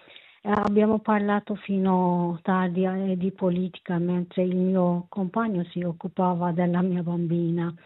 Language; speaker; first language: Italian; non-native, learner; Kurdish